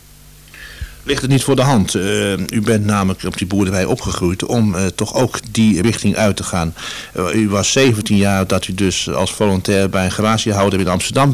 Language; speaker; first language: Dutch; native; Dutch